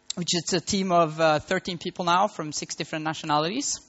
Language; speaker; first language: English; non-native, fluent; Swedish